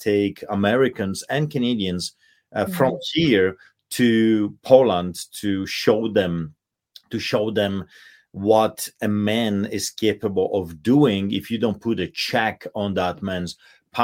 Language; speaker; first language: English; non-native, fluent; Polish